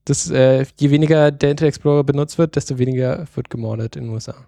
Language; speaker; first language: German; native; German